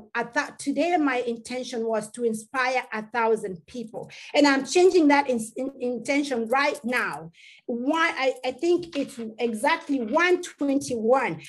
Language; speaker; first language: English; non-native, local second language; Masai